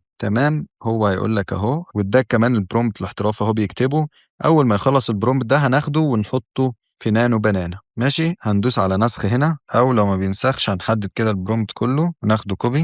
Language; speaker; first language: Arabic; native; Arabic